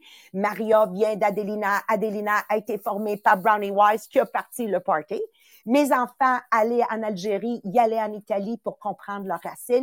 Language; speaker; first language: French; native; French